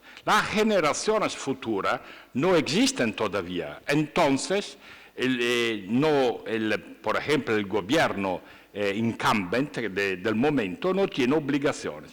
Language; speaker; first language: Spanish; non-native, learner; Italian